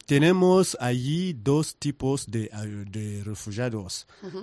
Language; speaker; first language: Spanish; non-native, learner; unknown